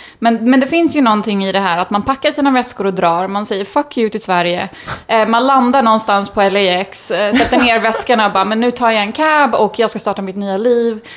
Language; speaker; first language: Swedish; native; Swedish